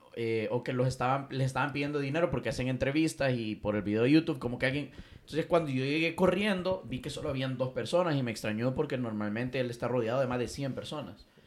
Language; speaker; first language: Spanish; native; Spanish